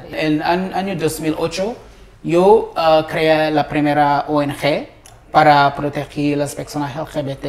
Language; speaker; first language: Spanish; non-native, learner; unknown